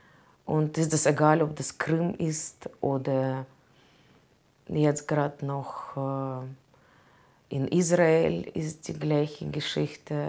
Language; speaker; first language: German; non-native, learner; Russian